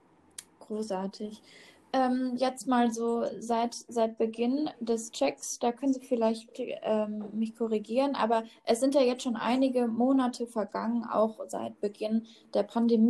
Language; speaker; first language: German; native; German